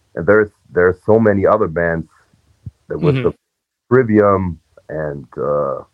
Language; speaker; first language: English; non-native, fluent; German